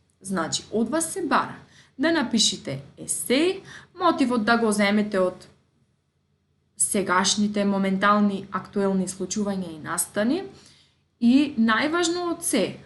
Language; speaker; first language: Macedonian; native; Macedonian